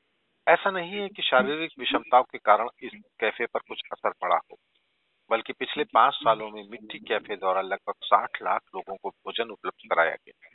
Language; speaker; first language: Hindi; native; Hindi